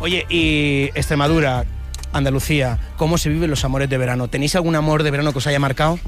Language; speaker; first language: Spanish; native; Spanish